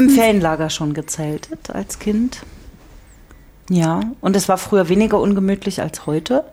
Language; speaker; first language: German; native; German